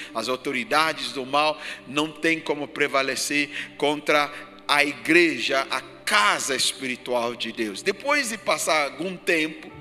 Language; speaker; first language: Portuguese; non-native, fluent; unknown